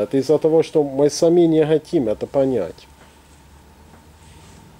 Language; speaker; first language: Russian; non-native, fluent; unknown